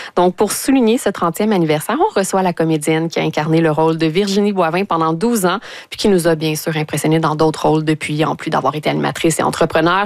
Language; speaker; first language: French; native; French